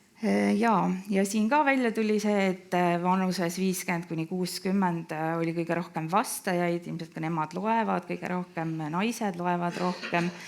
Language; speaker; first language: Estonian; native; Estonian